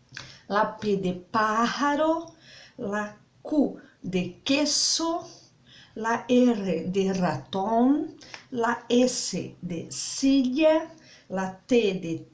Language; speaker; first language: Spanish; non-native, learner; Portuguese